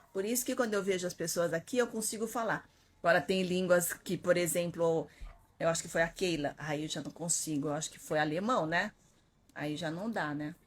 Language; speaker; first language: Portuguese; early bilingual, other home language; Korean